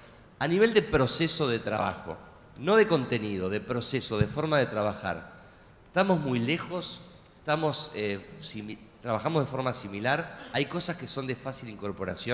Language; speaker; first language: Spanish; native; Spanish